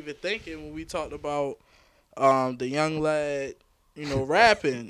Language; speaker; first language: English; native; English